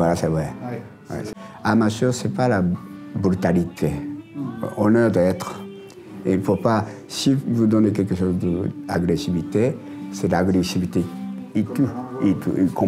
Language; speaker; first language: French; non-native, learner; Japanese